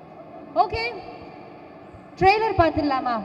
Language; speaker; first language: Tamil; native; Tamil